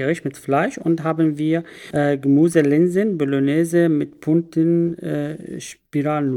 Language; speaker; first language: German; non-native, learner; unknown